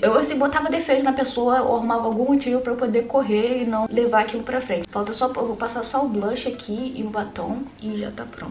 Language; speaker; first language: Portuguese; native; Portuguese